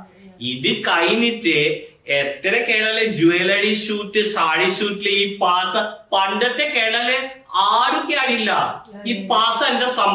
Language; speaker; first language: Malayalam; non-native, fluent; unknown